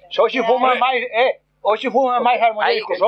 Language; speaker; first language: Spanish; non-native, local second language; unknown